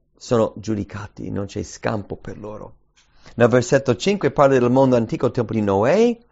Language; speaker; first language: Italian; early bilingual, heritage; English